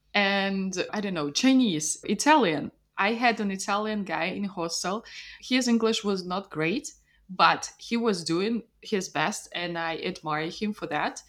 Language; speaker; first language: English; non-native, fluent; Russian